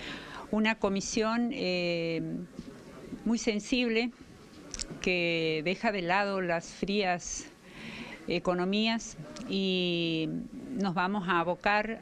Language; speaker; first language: Spanish; native; Spanish